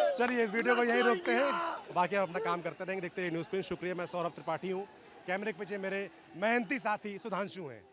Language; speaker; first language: Hindi; native; Hindi